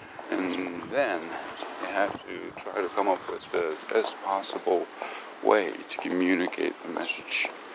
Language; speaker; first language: English; non-native, fluent; Japanese